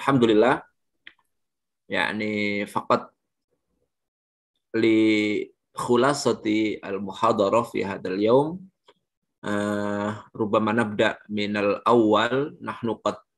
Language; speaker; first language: Arabic; non-native, fluent; Indonesian